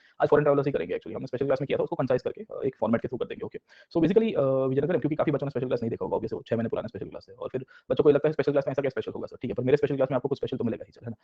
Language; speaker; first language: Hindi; non-native, local second language; Gujarati